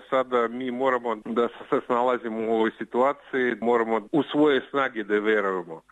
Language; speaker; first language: Serbian; non-native, fluent; Russian